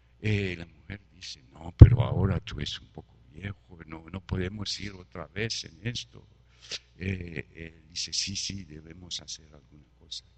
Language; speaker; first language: Spanish; non-native, fluent; French